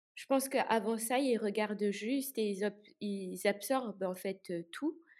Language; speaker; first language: French; native; French